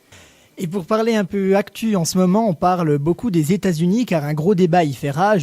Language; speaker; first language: French; native; French